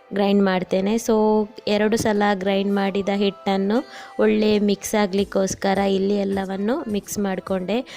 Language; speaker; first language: Kannada; non-native, local second language; Tulu